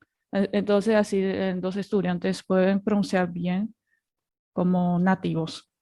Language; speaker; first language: Spanish; non-native, fluent; Chinese